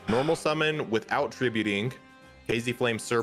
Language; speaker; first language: English; native; English